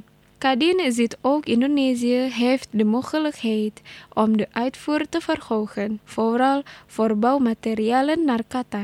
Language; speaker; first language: Dutch; non-native, learner; Indonesian